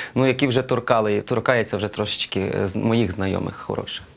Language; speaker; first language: Ukrainian; native; Ukrainian